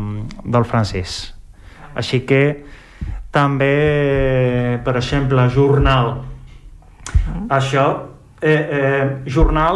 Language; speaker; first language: Catalan; non-native, local second language; Spanish